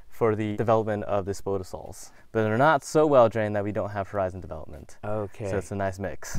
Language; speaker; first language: English; native; English